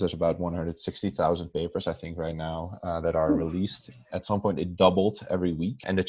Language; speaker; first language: English; non-native, fluent; Dutch